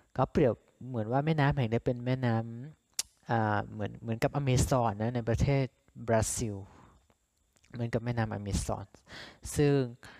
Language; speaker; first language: Thai; non-native, local second language; S'gaw Karen